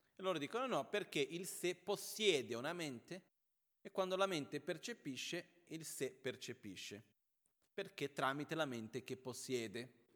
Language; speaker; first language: Italian; non-native, fluent; Portuguese